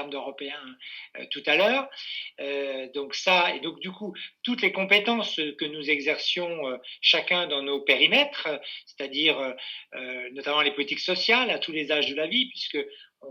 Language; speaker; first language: French; native; French